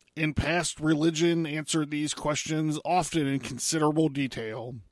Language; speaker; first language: English; native; English